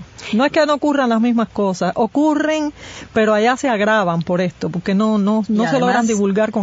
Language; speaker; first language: Spanish; native; Spanish